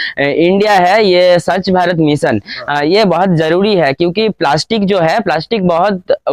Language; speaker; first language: Hindi; non-native, local second language; Bangla